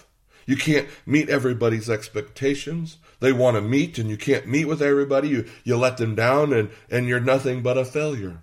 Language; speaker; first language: English; native; English